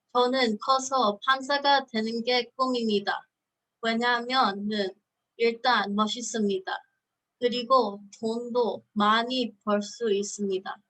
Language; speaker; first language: Korean; early bilingual, heritage; Korean